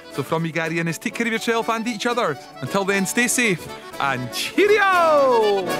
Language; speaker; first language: English; native; English